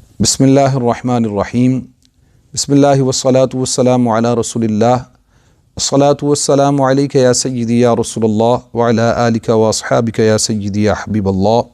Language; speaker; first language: Urdu; non-native, local second language; Punjabi